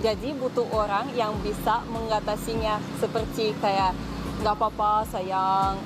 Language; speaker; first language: Indonesian; non-native, fluent; Russian